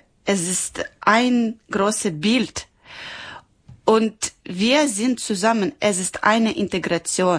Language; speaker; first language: German; non-native, learner; Ukrainian